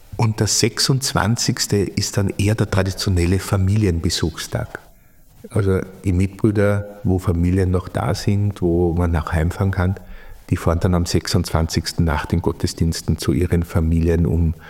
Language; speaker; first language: German; native; German